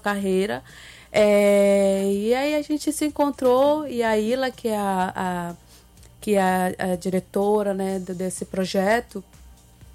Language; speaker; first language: Portuguese; non-native, local second language; Ticuna